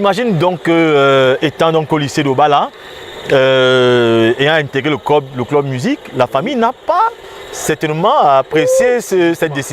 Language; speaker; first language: French; native; French